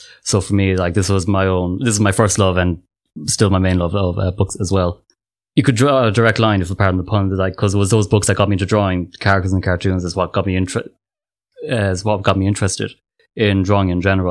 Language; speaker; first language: English; native; English